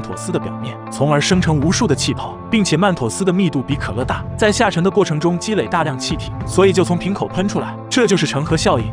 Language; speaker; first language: Chinese; native; Chinese